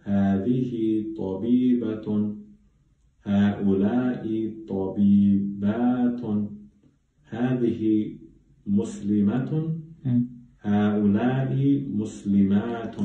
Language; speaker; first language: Arabic; non-native, learner; English